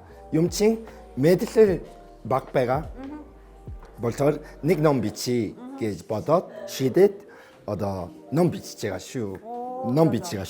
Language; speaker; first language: Mongolian; non-native, fluent; Korean